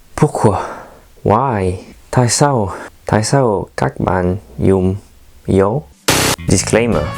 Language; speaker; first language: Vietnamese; non-native, learner; French